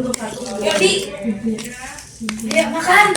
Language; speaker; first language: Indonesian; native; Indonesian